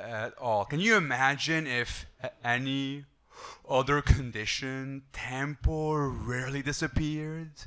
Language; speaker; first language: English; non-native, fluent; Arabic